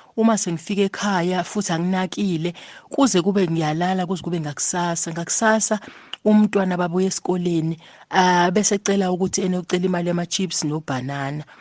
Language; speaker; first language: Zulu; native; Zulu